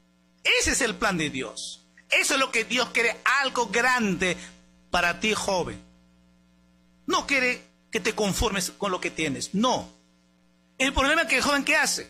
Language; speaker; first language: Spanish; native; Spanish